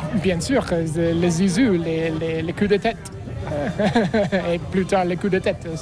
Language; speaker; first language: French; non-native, learner; English